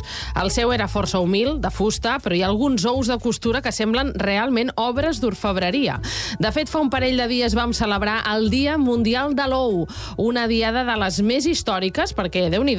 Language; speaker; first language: Catalan; native; Catalan